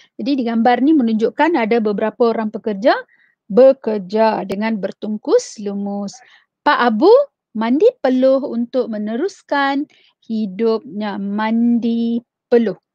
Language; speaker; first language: Malay; non-native, local second language; Tamil